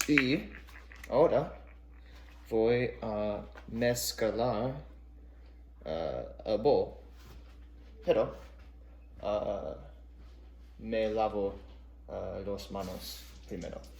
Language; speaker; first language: Spanish; non-native, learner; English